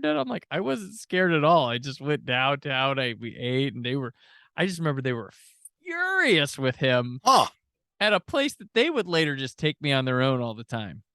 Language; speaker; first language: English; native; English